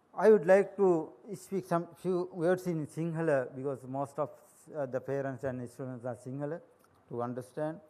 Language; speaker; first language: English; non-native, local second language; Sinhala